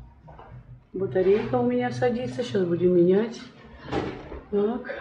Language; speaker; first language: Russian; native; Russian